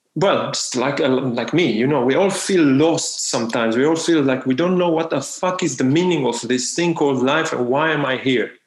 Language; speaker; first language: English; non-native, fluent; Hebrew